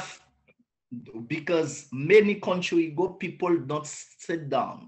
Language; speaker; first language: English; non-native, learner; Haitian Creole